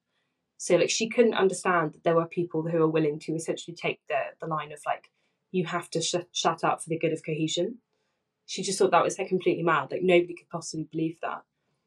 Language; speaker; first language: English; native; English